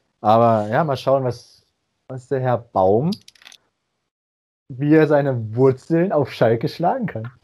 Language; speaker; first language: German; native; German